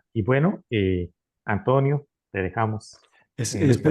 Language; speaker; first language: Spanish; native; Spanish